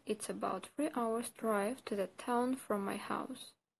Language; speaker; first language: English; non-native, fluent; Armenian